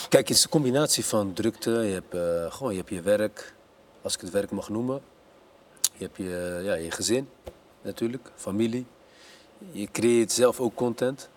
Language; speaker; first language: Dutch; early bilingual, other home language; Arabic